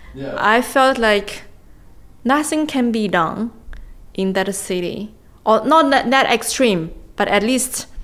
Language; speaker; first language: English; non-native, fluent; Chinese